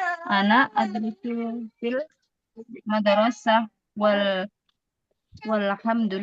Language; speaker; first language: Arabic; non-native, learner; Indonesian